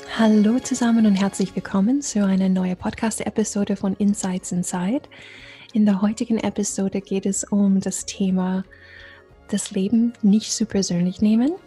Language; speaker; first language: German; non-native, fluent; English